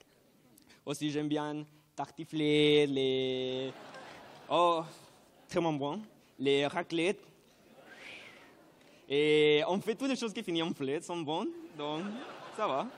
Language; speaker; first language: French; non-native, learner; Spanish